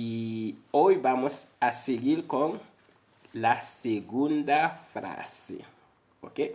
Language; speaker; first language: Spanish; non-native, fluent; Haitian Creole